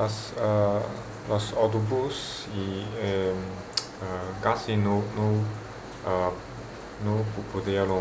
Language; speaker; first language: Spanish; non-native, learner; Chinese